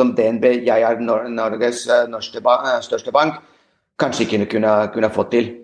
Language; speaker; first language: Norwegian; non-native, fluent; Spanish